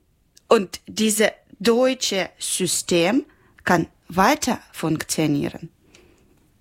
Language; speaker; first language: German; non-native, learner; Ukrainian